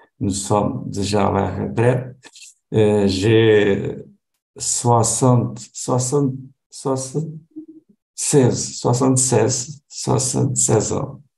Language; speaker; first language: French; non-native, learner; Portuguese